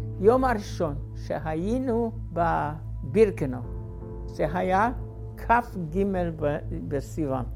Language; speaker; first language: Hebrew; non-native, fluent; Hungarian